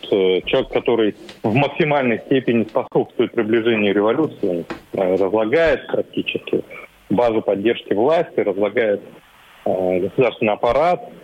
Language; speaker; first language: Russian; native; Russian